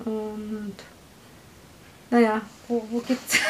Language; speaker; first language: German; non-native, learner; Korean